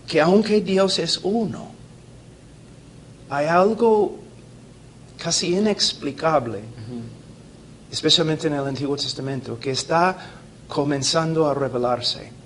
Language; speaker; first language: Spanish; non-native, fluent; English